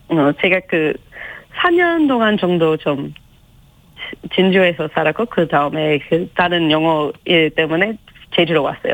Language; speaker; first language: Korean; non-native, learner; English